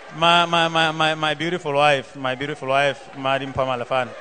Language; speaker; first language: English; non-native, local second language; Southern Sotho